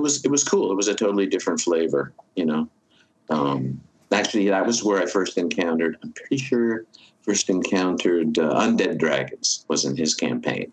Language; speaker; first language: English; native; English